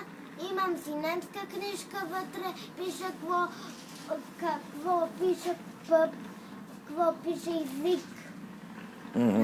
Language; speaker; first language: Bulgarian; early bilingual, heritage; Bulgarian